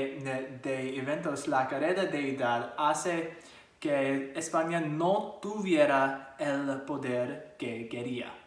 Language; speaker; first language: Spanish; non-native, learner; English